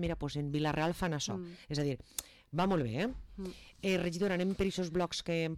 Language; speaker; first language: Catalan; native; Catalan